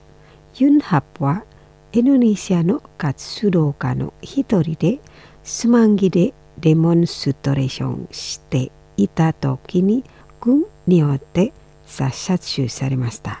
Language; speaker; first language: Japanese; non-native, fluent; Indonesian